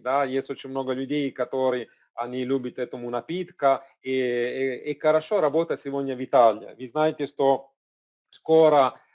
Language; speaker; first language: Russian; non-native, learner; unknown